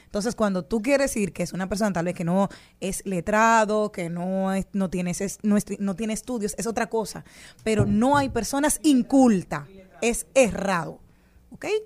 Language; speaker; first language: Spanish; native; Spanish